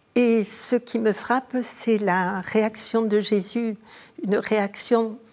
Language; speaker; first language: French; native; French